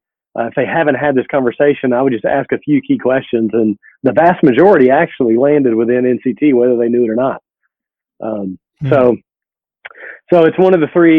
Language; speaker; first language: English; native; English